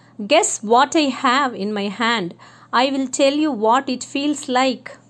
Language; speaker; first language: English; non-native, local second language; Tamil